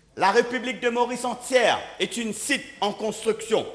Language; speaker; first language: French; non-native, local second language; Morisyen